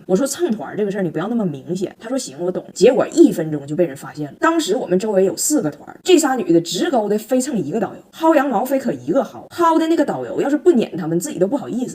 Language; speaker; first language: Chinese; native; Chinese